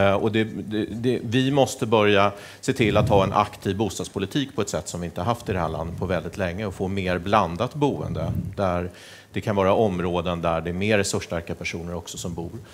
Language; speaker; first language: Swedish; native; Swedish